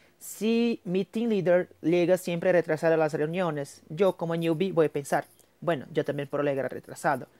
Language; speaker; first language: Spanish; non-native, fluent; Portuguese